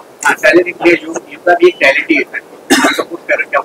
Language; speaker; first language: Hindi; native; Hindi